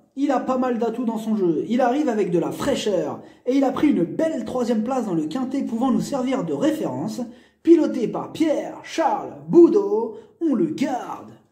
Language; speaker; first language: French; native; French